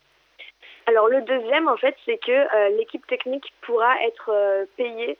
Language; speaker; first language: French; native; French